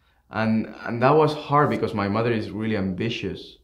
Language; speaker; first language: English; non-native, fluent; Spanish